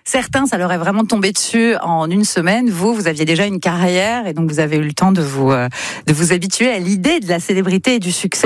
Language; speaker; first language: French; native; French